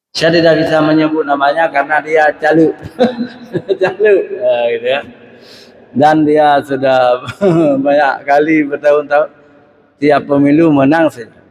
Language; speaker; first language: Malay; non-native, local second language; Achinese